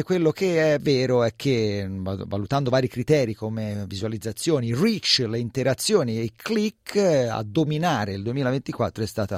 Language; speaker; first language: Italian; native; Italian